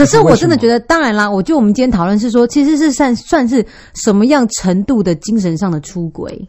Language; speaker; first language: Chinese; native; Chinese